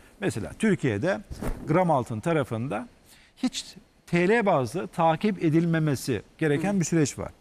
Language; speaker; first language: Turkish; native; Turkish